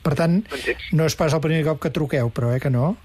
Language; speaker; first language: Catalan; native; Catalan